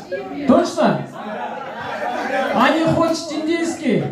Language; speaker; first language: Russian; non-native, learner; Kyrgyz